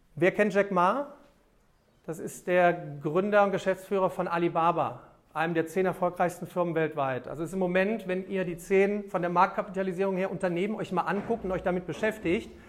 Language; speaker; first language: German; native; German